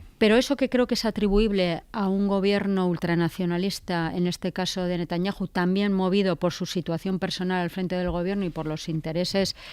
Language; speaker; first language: Spanish; native; Spanish